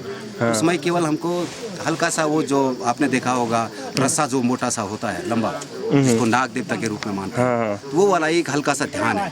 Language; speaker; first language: Hindi; native; Hindi